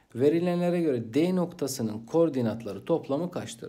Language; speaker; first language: Turkish; non-native, fluent; Arabic